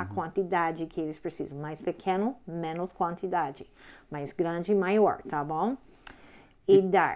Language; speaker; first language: Portuguese; non-native, learner; English